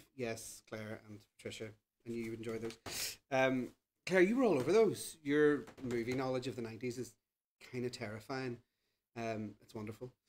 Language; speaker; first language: English; native; English